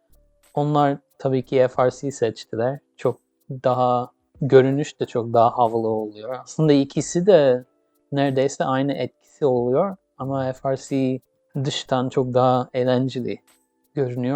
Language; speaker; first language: Turkish; early bilingual, heritage; English